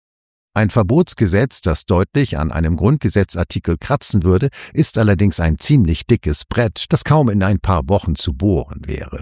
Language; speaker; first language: German; native; German